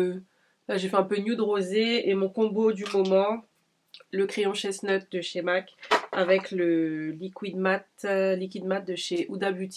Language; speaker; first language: French; native; French